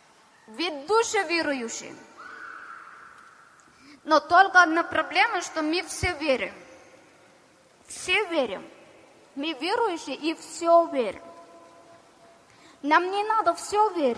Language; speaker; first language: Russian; non-native, learner; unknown